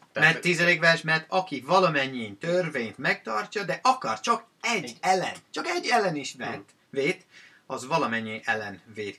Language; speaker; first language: Hungarian; non-native, fluent; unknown